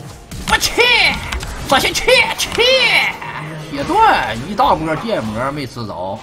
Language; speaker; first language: Chinese; native; Chinese